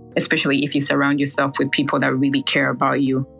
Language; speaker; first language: English; non-native, local second language; Ganda